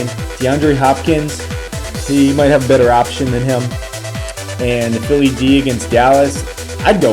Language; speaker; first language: English; native; English